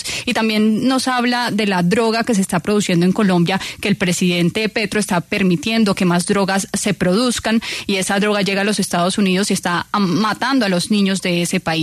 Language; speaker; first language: Spanish; native; Spanish